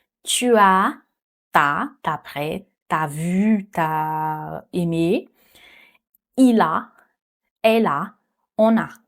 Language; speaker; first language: French; non-native, fluent; Portuguese